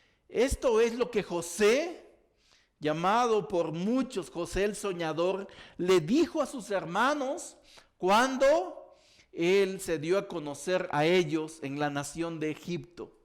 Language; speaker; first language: Spanish; native; Spanish